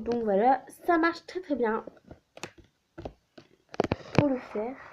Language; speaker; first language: French; native; French